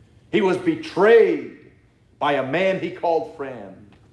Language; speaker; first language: English; native; English